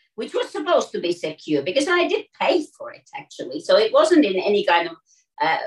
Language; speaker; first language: English; non-native, fluent; Finnish